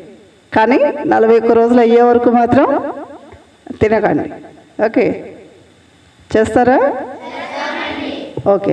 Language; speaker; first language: Telugu; native; Telugu